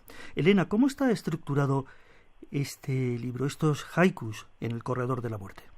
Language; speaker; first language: Spanish; native; Spanish